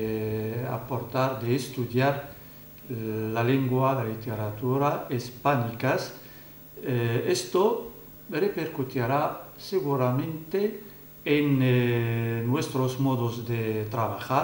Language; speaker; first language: Spanish; non-native, fluent; Arabic